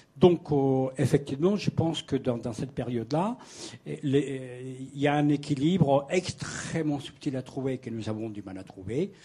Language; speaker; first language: French; non-native, fluent; Spanish